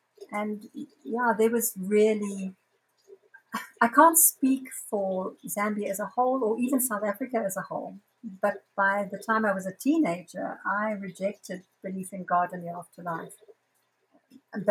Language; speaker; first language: English; native; English